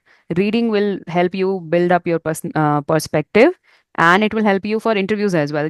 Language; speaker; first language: English; non-native, fluent; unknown